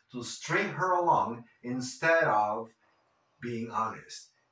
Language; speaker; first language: English; non-native, fluent; Spanish